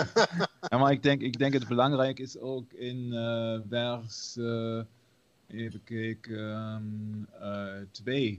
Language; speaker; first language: Dutch; non-native, learner; German